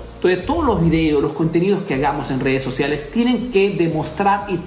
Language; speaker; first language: Spanish; native; Spanish